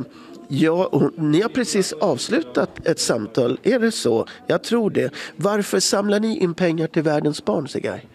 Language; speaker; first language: Swedish; native; Swedish